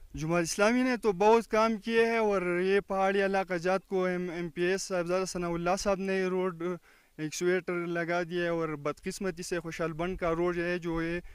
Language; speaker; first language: Urdu; non-native, local second language; Pashto